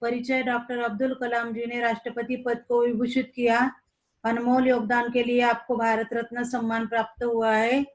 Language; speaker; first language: Hindi; non-native, local second language; Marathi